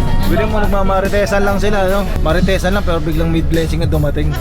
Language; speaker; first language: Filipino; native; Filipino